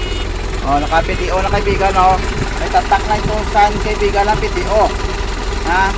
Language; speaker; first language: Filipino; non-native, local second language; Cebuano